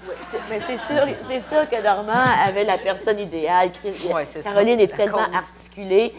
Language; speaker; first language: French; native; French